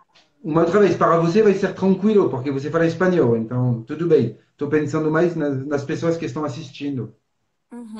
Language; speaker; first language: Portuguese; non-native, fluent; French